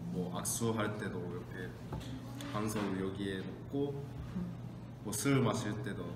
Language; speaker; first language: Korean; non-native, fluent; Japanese